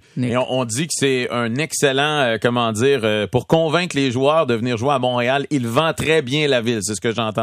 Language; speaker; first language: French; native; French